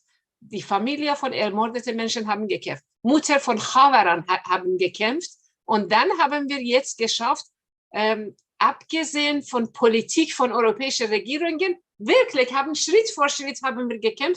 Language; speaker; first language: German; non-native, fluent; Persian